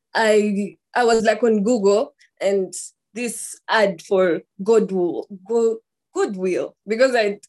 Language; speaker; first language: English; non-native, local second language; Ganda